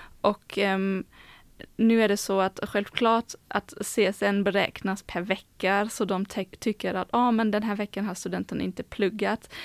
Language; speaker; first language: Swedish; non-native, fluent; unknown